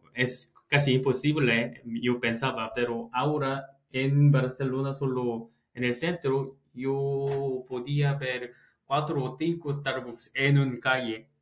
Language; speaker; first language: Spanish; non-native, learner; Korean